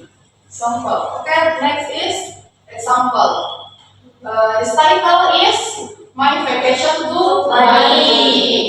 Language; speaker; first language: English; non-native, learner; Indonesian